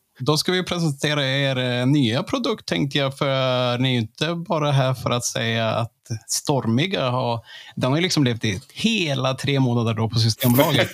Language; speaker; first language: Swedish; native; Swedish